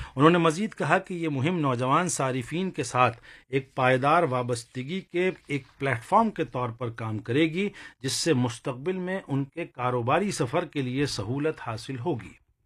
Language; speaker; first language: Urdu; native; Urdu